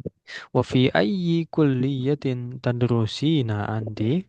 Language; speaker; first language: Arabic; non-native, fluent; Indonesian